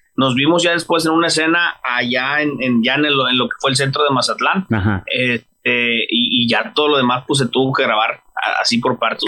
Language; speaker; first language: Spanish; native; Spanish